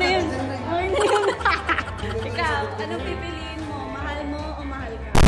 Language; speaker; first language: Filipino; native; Filipino